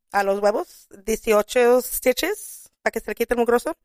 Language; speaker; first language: Spanish; early bilingual, other home language; English